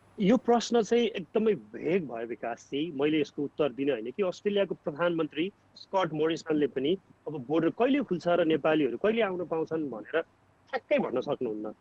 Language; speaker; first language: Nepali; native; Nepali